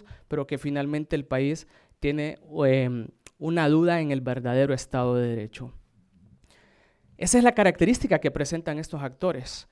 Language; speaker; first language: Spanish; native; Spanish